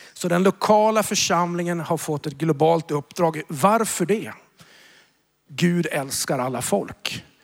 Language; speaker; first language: Swedish; native; Swedish